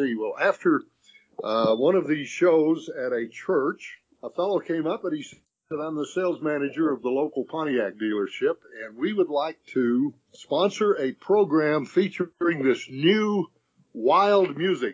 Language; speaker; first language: English; native; English